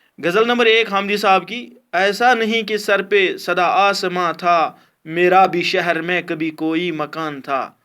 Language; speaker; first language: Urdu; non-native, local second language; Kashmiri